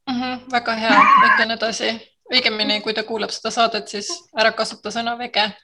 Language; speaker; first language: Estonian; native; Estonian